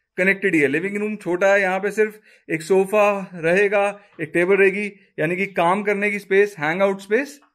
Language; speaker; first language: Hindi; native; Hindi